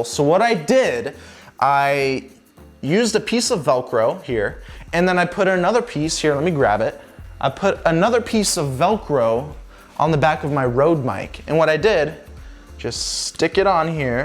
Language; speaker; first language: English; native; English